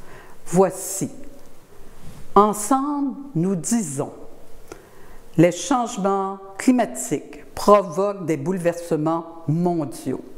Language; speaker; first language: French; native; French